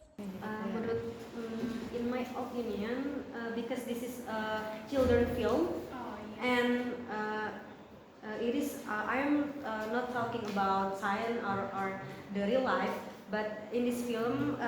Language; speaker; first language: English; non-native, learner; Indonesian